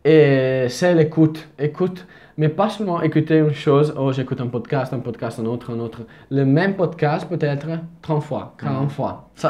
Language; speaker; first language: French; non-native, fluent; Italian